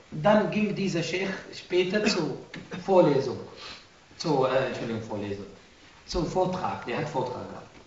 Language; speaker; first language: German; non-native, fluent; Arabic